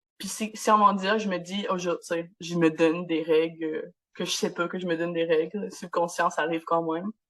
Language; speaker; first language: French; non-native, local second language; English